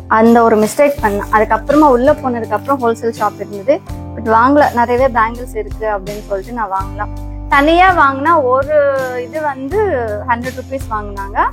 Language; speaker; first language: Tamil; non-native, local second language; Telugu